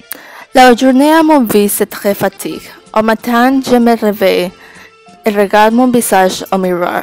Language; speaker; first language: French; non-native, learner; English